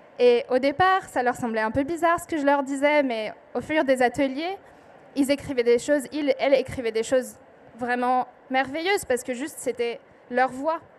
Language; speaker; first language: French; non-native, local second language; Arabic